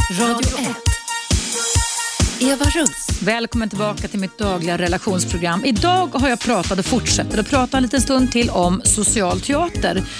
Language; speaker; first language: Swedish; native; Swedish